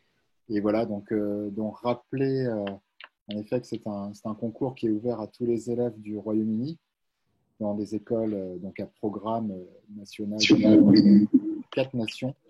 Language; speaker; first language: French; native; French